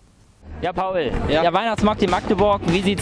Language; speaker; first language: German; native; German